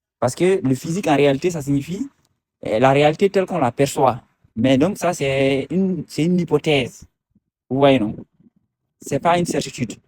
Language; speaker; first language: French; non-native, local second language; Fula